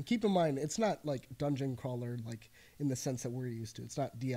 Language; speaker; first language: English; native; English